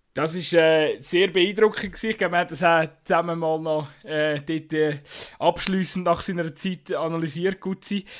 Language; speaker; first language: German; native; German